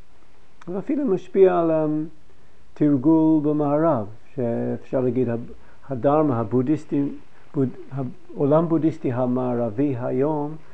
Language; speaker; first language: Hebrew; non-native, fluent; English